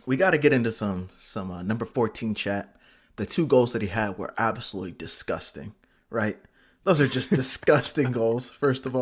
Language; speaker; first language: English; native; English